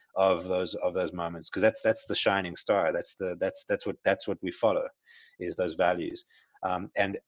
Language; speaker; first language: English; native; English